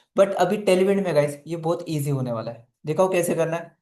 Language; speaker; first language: Hindi; non-native, local second language; Marathi